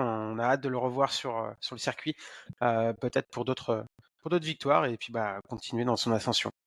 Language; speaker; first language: French; native; French